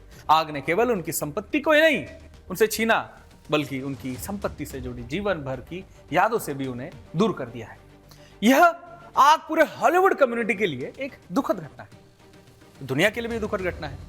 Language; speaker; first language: Hindi; native; Hindi